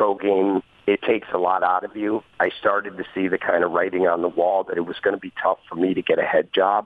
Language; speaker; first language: English; native; English